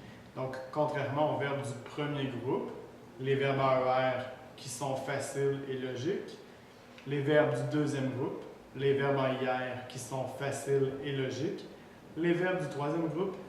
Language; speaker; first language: French; native; French